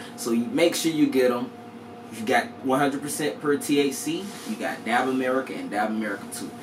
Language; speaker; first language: English; native; English